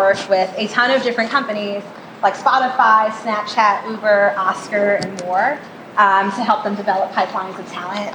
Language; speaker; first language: English; native; English